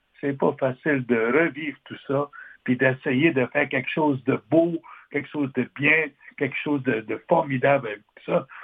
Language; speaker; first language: French; non-native, local second language; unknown